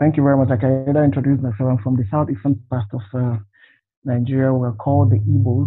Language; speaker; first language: English; non-native, local second language; Igbo